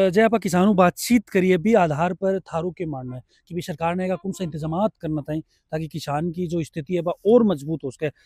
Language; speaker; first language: Hindi; native; Hindi